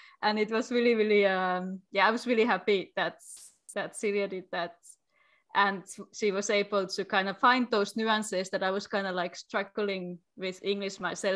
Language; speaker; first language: English; non-native, fluent; Finnish